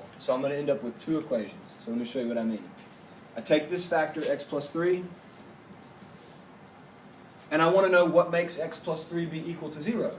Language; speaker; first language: English; native; English